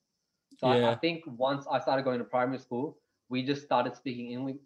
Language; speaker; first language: English; non-native, local second language; Punjabi